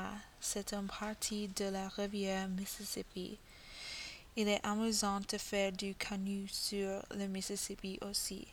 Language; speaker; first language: French; non-native, learner; English